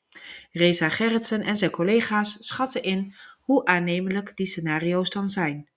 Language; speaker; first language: Dutch; native; Dutch